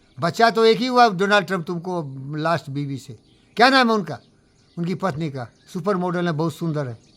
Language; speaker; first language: Hindi; non-native, local second language; Bangla